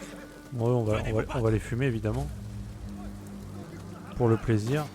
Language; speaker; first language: French; native; French